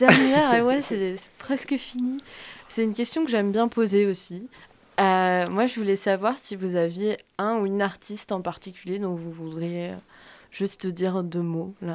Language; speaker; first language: French; native; French